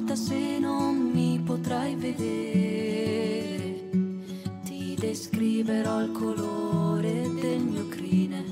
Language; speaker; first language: Italian; non-native, local second language; Venetian